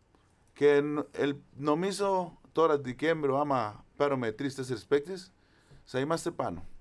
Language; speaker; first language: Greek; non-native, fluent; Spanish